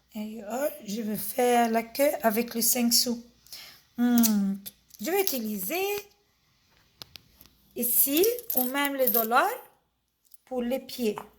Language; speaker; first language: French; non-native, fluent; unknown